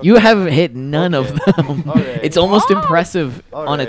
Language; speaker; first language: English; native; English